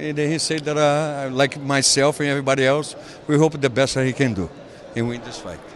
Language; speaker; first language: English; non-native, fluent; Portuguese